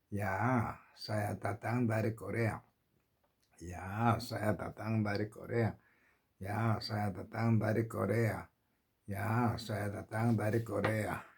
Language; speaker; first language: Indonesian; non-native, learner; Korean